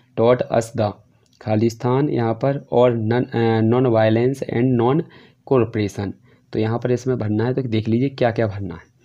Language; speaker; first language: Hindi; native; Hindi